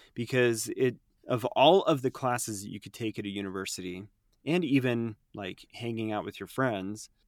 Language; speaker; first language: English; native; English